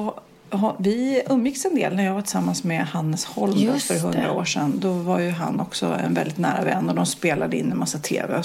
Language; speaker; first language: Swedish; native; Swedish